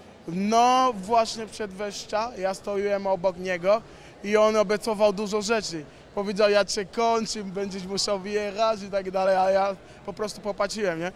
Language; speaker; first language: Polish; non-native, learner; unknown